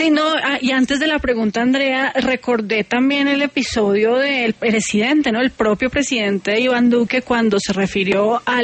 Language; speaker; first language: Spanish; native; Spanish